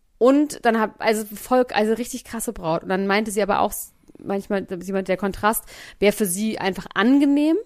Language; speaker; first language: German; native; German